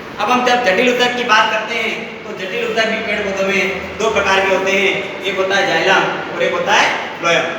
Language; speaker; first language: Hindi; native; Hindi